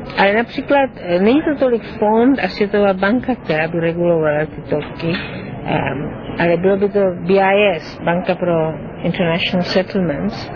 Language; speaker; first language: Czech; non-native, fluent; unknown